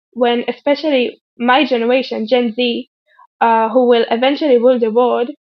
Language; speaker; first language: English; non-native, fluent; German